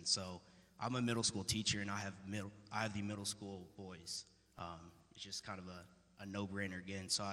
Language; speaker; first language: English; native; English